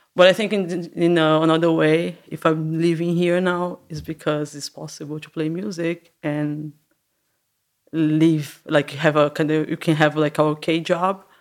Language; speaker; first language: English; non-native, learner; Portuguese